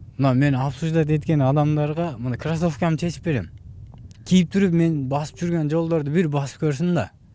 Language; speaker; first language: Kyrgyz; non-native, local second language; Uzbek